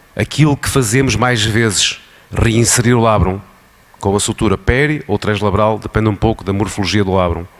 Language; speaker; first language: Portuguese; native; Portuguese